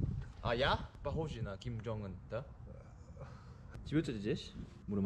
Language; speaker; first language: Russian; non-native, learner; Korean